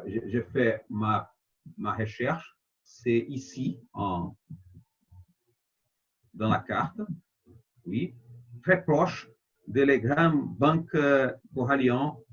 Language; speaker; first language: French; non-native, fluent; Portuguese